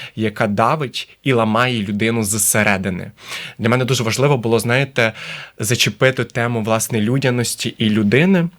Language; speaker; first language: Ukrainian; native; Ukrainian